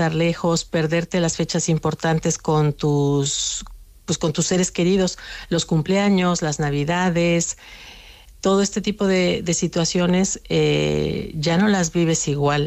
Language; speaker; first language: Spanish; native; Spanish